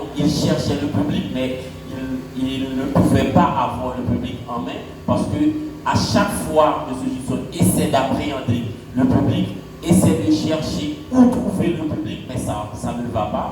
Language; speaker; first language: French; non-native, local second language; Haitian Creole